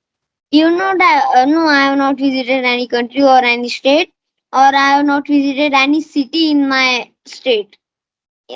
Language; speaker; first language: English; non-native, learner; Marathi